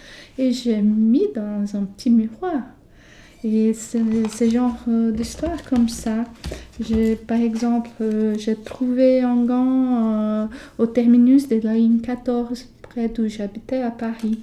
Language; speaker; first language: French; non-native, fluent; Portuguese